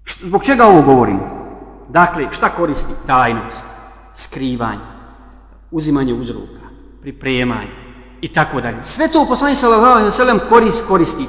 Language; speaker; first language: Bosnian; native; Bosnian